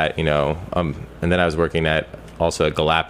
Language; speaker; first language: English; native; English